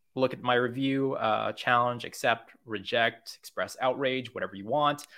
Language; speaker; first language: English; native; English